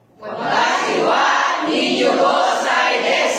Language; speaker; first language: Japanese; non-native, learner; Filipino